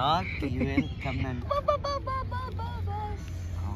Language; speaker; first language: English; non-native, learner; Indonesian